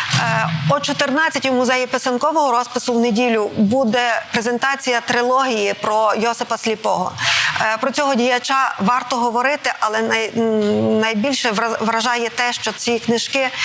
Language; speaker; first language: Ukrainian; native; Ukrainian